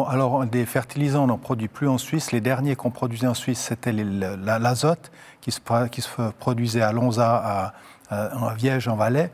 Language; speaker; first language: French; native; French